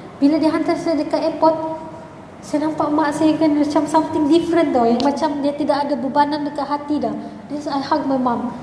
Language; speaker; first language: Malay; native; Malay